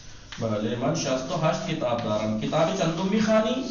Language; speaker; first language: Persian; non-native, fluent; Urdu